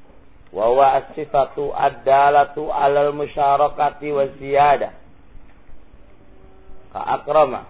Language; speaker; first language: Arabic; non-native, fluent; Javanese